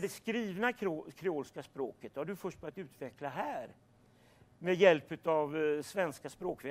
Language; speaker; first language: Swedish; native; Swedish